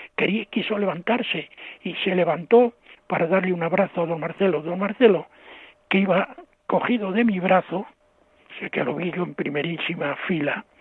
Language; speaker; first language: Spanish; native; Spanish